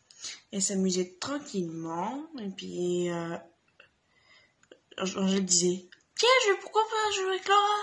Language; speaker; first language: French; native; French